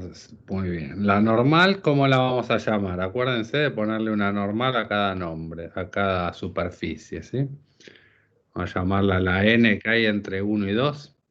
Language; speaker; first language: Spanish; native; Spanish